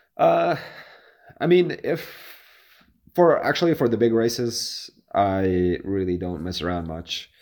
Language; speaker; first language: English; non-native, fluent; Latvian